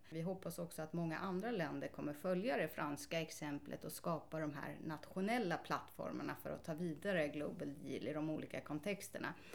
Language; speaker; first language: Swedish; native; Swedish